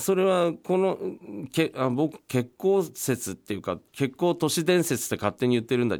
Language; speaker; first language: Japanese; native; Japanese